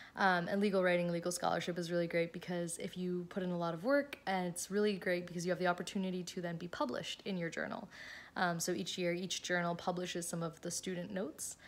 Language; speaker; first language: English; native; English